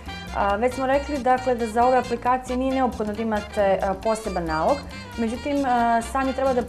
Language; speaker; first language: Croatian; native; Croatian